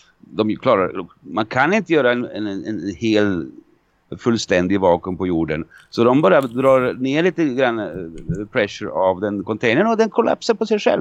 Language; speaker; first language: Swedish; non-native, fluent; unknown